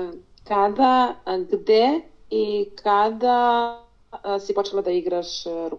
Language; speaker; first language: Polish; non-native, fluent; Serbian